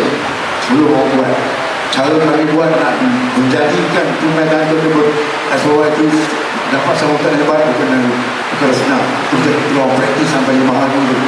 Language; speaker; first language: Malay; native; Malay